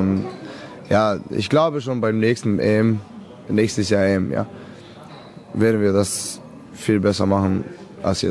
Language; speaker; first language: German; non-native, fluent; Serbian